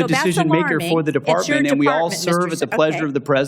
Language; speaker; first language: English; native; English